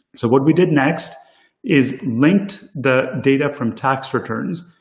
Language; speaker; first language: English; early bilingual, other home language; Tamil